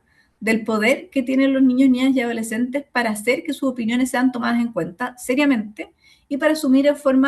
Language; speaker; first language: Spanish; native; Spanish